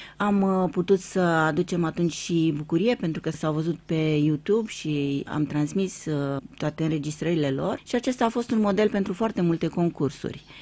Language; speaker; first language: Romanian; native; Romanian